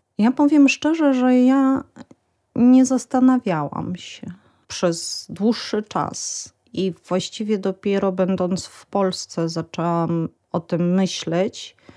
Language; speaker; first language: Polish; non-native, fluent; Russian